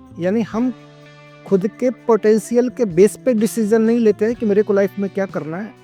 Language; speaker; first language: Hindi; native; Hindi